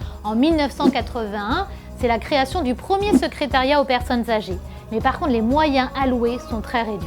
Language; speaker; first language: French; native; French